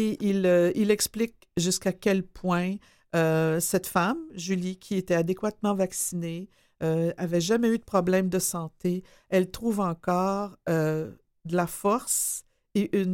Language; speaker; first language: French; native; French